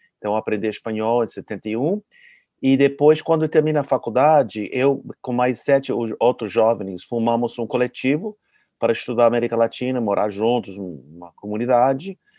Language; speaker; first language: Portuguese; non-native, fluent; English